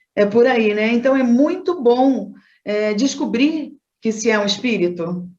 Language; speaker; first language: Portuguese; native; Portuguese